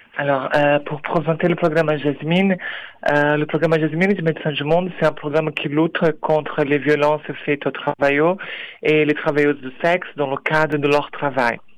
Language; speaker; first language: French; non-native, fluent; Portuguese